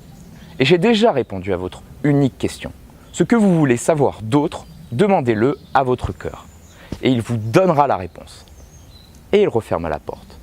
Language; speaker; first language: French; native; French